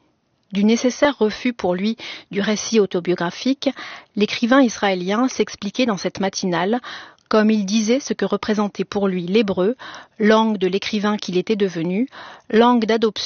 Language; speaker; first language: French; native; French